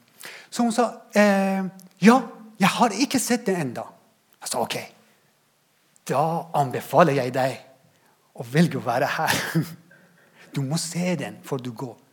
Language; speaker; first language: Norwegian; non-native, fluent; Persian